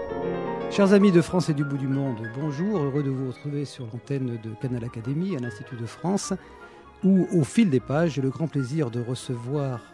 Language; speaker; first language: French; native; French